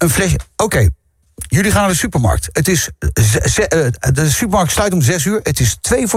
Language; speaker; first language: Dutch; native; Dutch